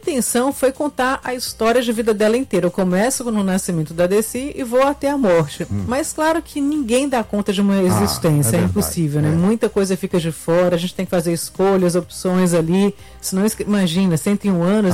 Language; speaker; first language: Portuguese; native; Portuguese